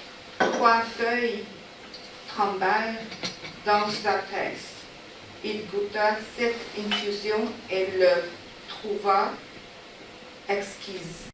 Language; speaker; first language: French; non-native, learner; Chinese